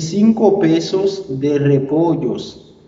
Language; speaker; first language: Spanish; non-native, fluent; Haitian Creole